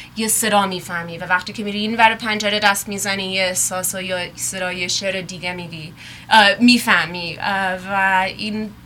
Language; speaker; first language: Persian; early bilingual, heritage; Persian